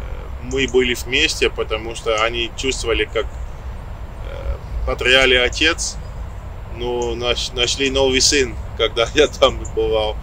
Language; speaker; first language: Russian; non-native, learner; Dutch